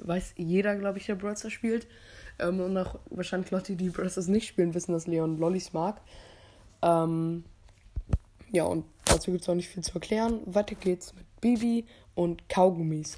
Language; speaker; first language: German; native; German